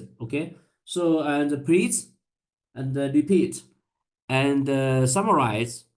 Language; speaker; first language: English; non-native, learner; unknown